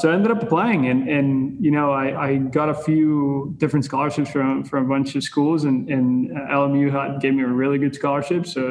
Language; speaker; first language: English; non-native, fluent; Spanish